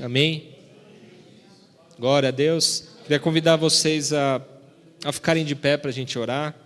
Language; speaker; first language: Portuguese; native; Portuguese